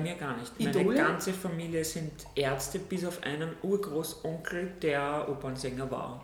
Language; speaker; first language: German; native; German